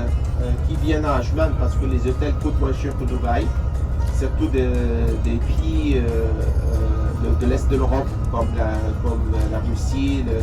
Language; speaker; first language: French; non-native, fluent; Arabic